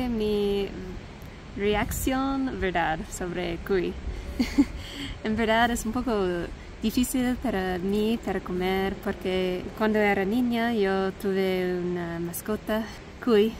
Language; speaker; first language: Spanish; non-native, learner; English